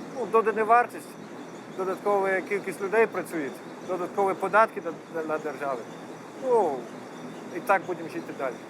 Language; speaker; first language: Ukrainian; non-native, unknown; Dutch